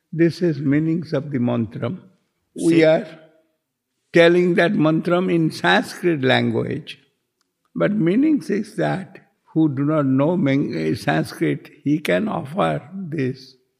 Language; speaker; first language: English; non-native, local second language; Bangla